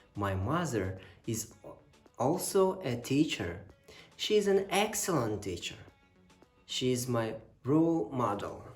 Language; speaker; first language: English; non-native, fluent; Kazakh